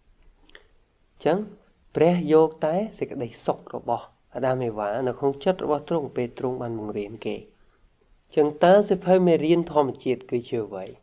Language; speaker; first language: Khmer; native; Khmer